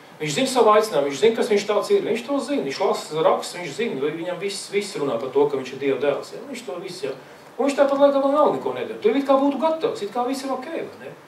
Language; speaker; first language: Latvian; native; Latvian